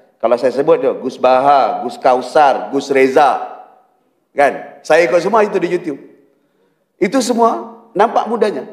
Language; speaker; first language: Malay; native; Malay